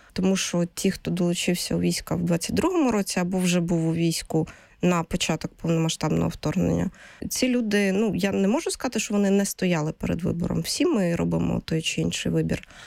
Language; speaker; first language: Ukrainian; native; Ukrainian